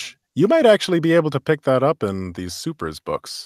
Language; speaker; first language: English; native; English